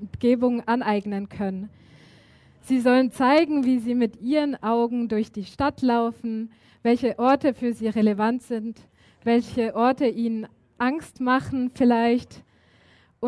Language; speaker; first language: German; native; German